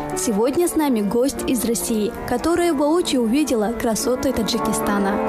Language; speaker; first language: Russian; non-native, local second language; Tajik